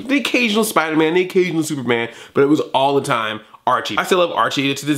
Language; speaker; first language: English; native; English